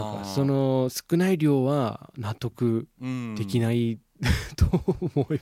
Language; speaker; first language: Japanese; non-native, fluent; English